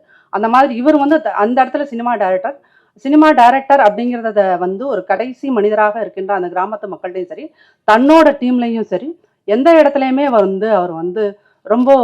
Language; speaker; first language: Tamil; native; Tamil